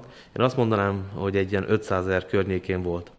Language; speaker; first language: Hungarian; native; Hungarian